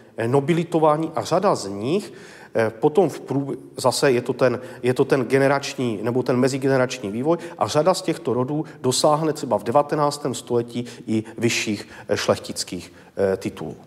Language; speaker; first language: Czech; native; Czech